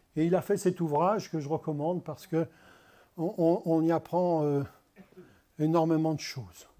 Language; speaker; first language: French; native; French